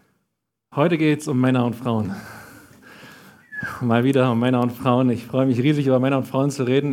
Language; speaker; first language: German; native; German